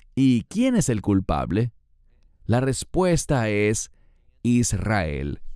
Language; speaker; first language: Spanish; non-native, fluent; Hebrew